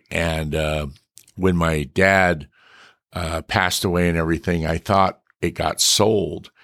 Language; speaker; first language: English; native; English